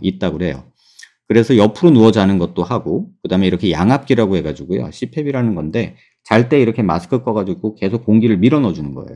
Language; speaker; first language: Korean; native; Korean